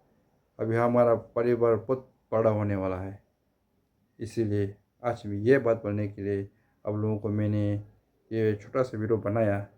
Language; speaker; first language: Hindi; non-native, fluent; Tibetan